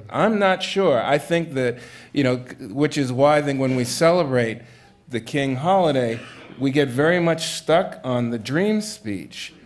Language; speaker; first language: English; native; English